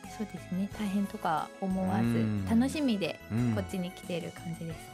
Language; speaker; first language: Japanese; native; Japanese